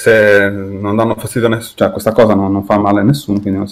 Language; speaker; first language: Italian; native; Italian